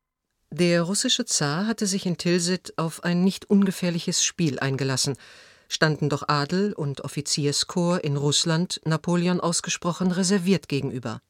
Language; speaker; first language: German; native; German